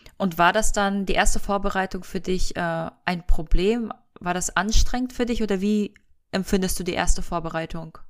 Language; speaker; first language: German; early bilingual, other home language; Russian